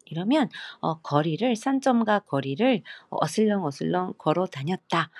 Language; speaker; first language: Korean; non-native, fluent; Japanese